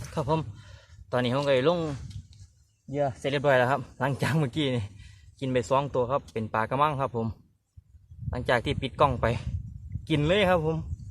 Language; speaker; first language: Thai; native; Thai